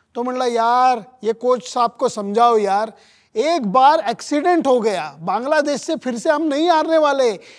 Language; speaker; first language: Hindi; non-native, local second language; Marathi